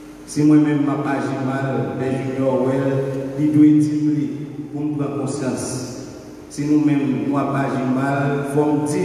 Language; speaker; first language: French; non-native, local second language; Haitian Creole